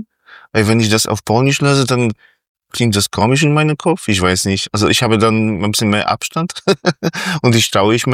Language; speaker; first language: German; non-native, fluent; Polish